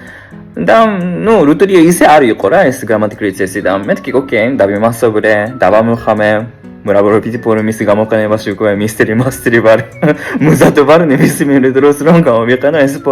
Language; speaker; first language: Georgian; non-native, fluent; Japanese